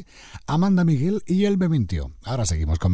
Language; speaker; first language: Spanish; native; Spanish